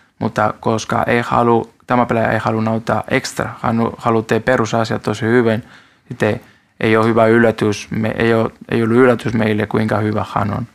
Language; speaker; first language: Finnish; non-native, learner; Spanish